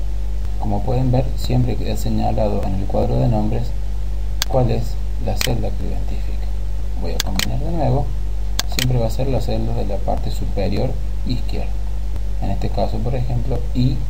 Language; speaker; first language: Spanish; native; Spanish